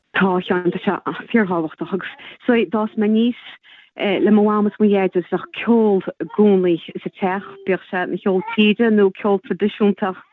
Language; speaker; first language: Irish; native; Irish